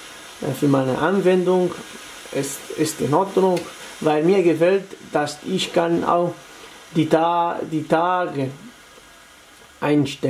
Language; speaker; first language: German; non-native, fluent; Italian